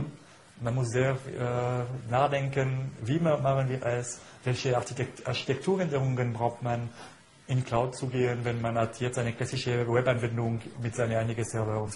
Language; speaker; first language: German; non-native, fluent; French